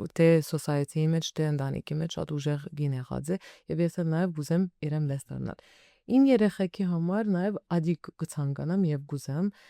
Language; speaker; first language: Armenian; early bilingual, heritage; Armenian